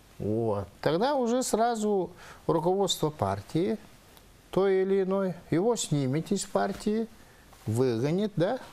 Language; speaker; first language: Russian; non-native, local second language; Yakut